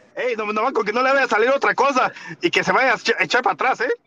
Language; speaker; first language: Spanish; native; Spanish